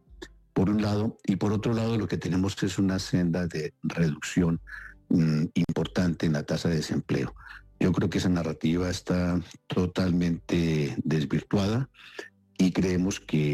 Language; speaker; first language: Spanish; native; Spanish